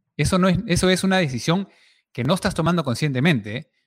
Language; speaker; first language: Spanish; early bilingual, heritage; Spanish